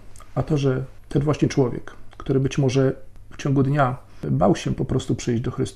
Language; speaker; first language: Polish; native; Polish